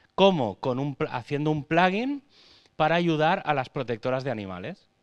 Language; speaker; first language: Spanish; native; Spanish